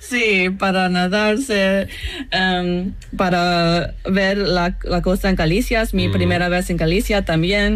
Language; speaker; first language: Spanish; non-native, learner; English